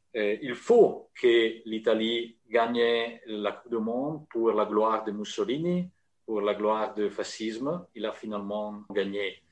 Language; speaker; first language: French; non-native, fluent; Italian